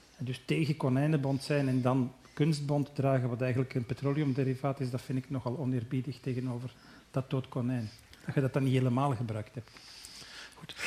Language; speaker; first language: Dutch; native; Dutch